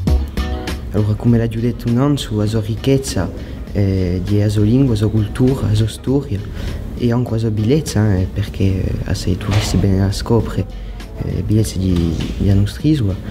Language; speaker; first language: Italian; non-native, learner; French